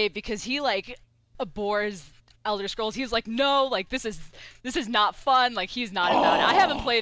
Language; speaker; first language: English; early bilingual, other home language; Persian